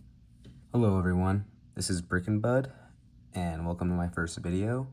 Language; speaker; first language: English; native; English